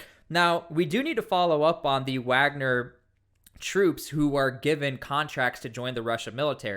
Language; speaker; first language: English; native; English